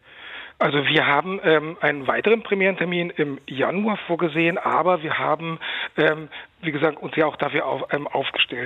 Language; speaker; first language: German; native; German